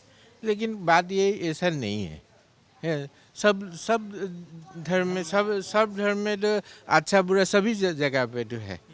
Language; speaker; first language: Hindi; non-native, local second language; Assamese